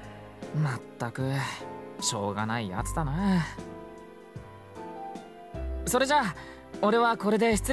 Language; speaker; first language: Japanese; native; Japanese